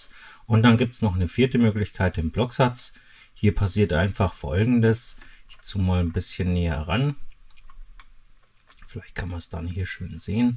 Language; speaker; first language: German; native; German